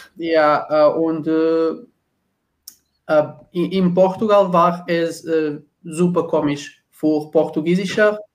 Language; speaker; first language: German; non-native, learner; Portuguese